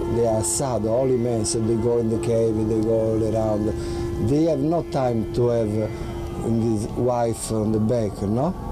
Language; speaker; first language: English; non-native, learner; Italian